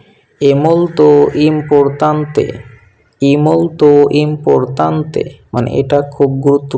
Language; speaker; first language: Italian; non-native, learner; Bangla